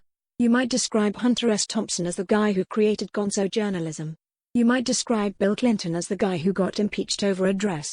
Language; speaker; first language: English; native; English